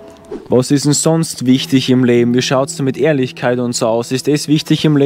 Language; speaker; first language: German; native; German